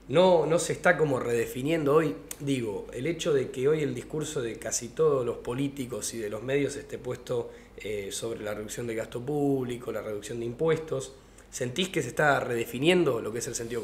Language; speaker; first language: Spanish; native; Spanish